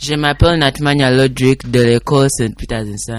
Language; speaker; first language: French; non-native, learner; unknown